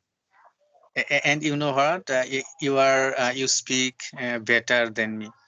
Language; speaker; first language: English; non-native, learner; Bangla